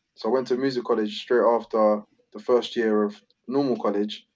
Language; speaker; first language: English; native; English